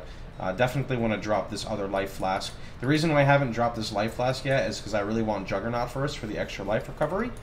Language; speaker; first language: English; native; English